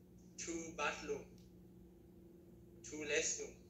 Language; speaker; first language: English; non-native, learner; Thai